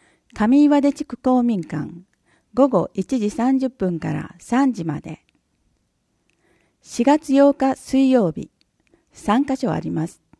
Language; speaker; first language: Japanese; native; Japanese